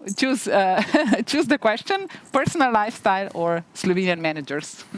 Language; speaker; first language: English; non-native, fluent; Slovenian